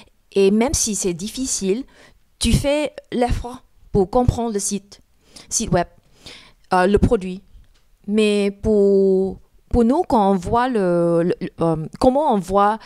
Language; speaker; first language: French; non-native, fluent; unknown